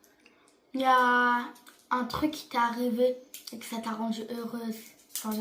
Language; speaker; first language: French; native; French